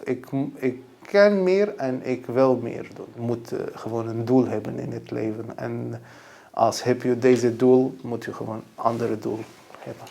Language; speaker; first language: Dutch; non-native, fluent; Arabic